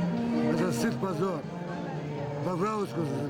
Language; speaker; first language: Russian; non-native, local second language; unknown